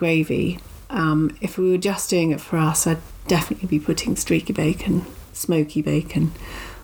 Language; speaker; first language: English; native; English